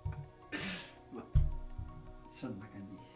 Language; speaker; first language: Japanese; non-native, learner; English